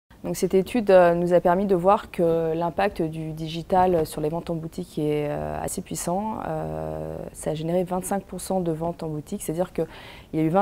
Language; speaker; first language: French; native; French